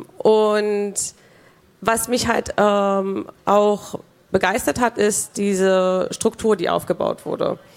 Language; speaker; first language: German; early bilingual, other home language; Kurdish